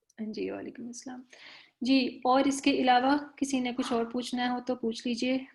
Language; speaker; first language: Urdu; native; Urdu